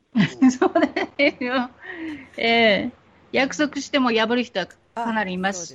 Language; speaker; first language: Japanese; non-native, fluent; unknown